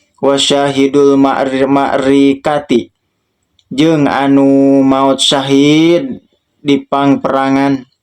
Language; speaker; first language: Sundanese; native; Sundanese